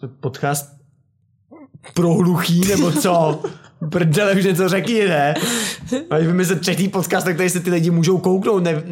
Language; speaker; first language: Czech; native; Czech